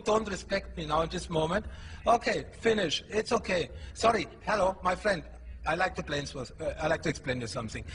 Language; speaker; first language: English; non-native, learner; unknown